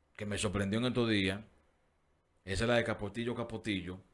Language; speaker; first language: Spanish; native; Spanish